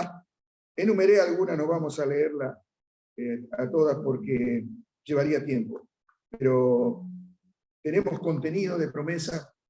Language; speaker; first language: Spanish; native; Spanish